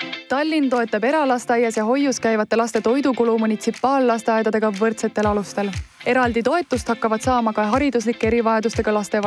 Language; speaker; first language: Estonian; native; Estonian